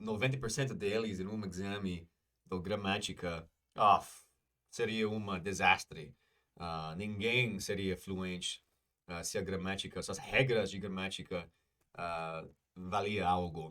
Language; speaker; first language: Portuguese; non-native, fluent; English